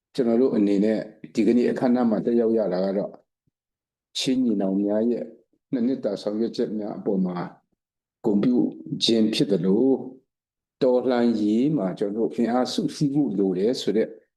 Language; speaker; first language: Burmese; non-native, local second language; Kachin